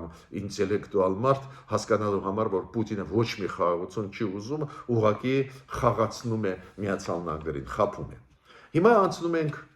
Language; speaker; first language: Armenian; native; Armenian